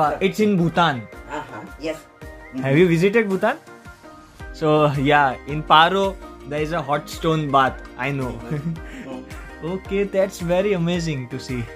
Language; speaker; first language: English; non-native, fluent; Hindi